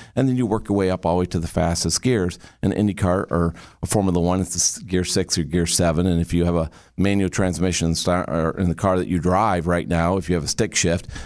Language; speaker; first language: English; native; English